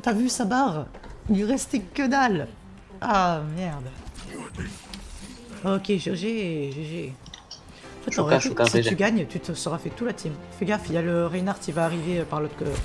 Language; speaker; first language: French; native; French